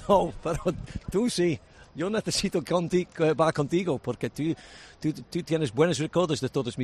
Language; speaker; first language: Spanish; non-native, learner; English